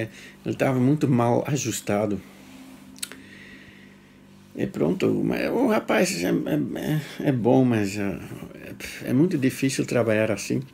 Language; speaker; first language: Portuguese; non-native, fluent; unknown